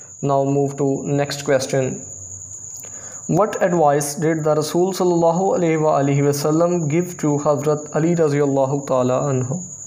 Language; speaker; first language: English; non-native, local second language; Urdu